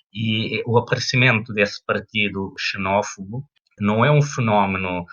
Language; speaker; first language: Portuguese; non-native, local second language; Kabuverdianu